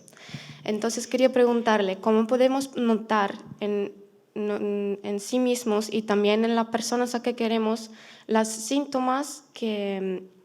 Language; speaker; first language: Spanish; non-native, fluent; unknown